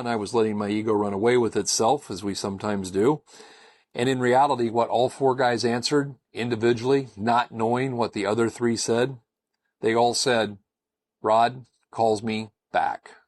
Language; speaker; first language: English; native; English